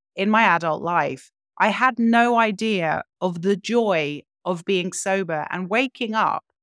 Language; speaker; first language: English; native; English